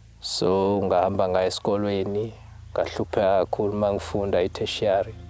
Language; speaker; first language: Zulu; native; Zulu